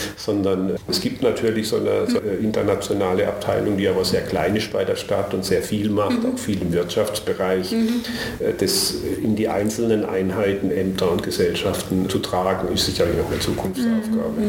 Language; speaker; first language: German; native; German